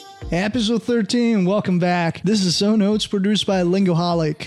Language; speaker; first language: English; non-native, fluent; Chinese